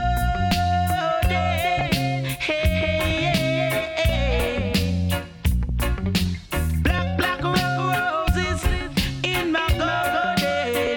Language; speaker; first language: English; non-native, fluent; Portuguese